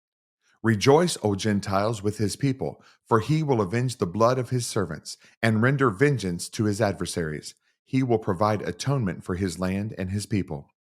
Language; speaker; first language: English; native; English